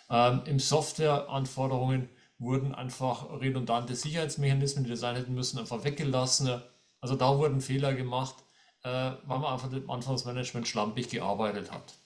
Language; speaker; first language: German; native; German